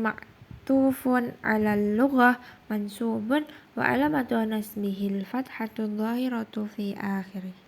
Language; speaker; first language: Arabic; non-native, learner; Indonesian